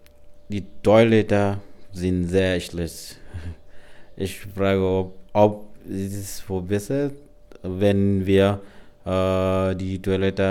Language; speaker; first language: German; non-native, learner; Arabic